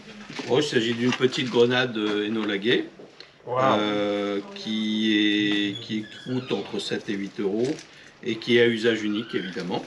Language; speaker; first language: French; native; French